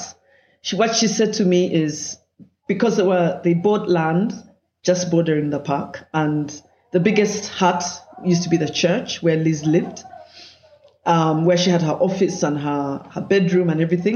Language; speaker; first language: English; non-native, local second language; Ganda